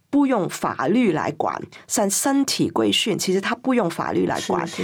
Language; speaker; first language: Chinese; non-native, fluent; Cantonese